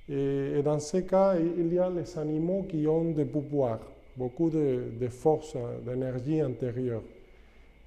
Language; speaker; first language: French; non-native, fluent; Spanish